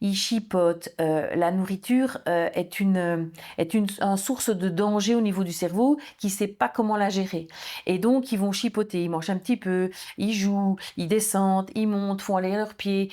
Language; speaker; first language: French; native; French